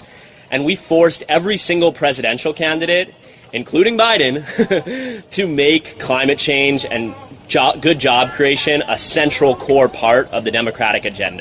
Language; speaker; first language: English; native; English